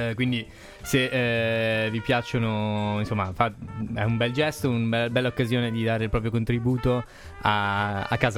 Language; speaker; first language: Italian; native; Italian